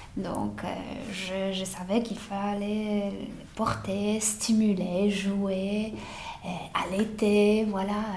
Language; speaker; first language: French; non-native, fluent; Polish